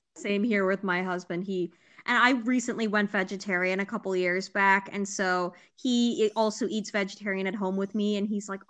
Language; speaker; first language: English; early bilingual, other home language; Hindi